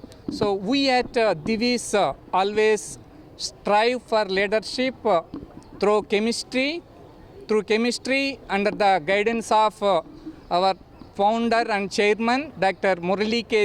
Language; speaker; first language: English; non-native, local second language; Telugu